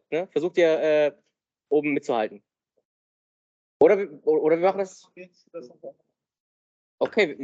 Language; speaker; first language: German; native; German